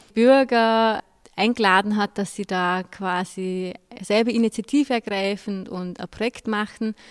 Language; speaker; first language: German; native; German